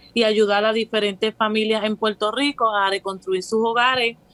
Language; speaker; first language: Spanish; native; Spanish